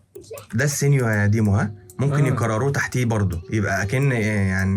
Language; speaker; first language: Arabic; native; Arabic